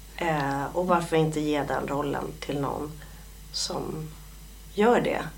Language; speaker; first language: Swedish; early bilingual, other home language; Polish